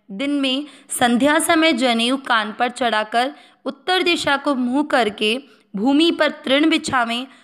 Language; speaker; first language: Hindi; native; Hindi